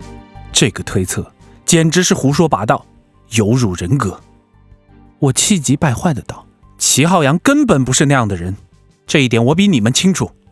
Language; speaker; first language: Chinese; native; Chinese